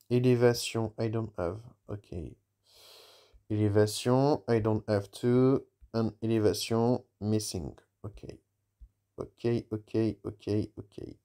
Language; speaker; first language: English; non-native, learner; French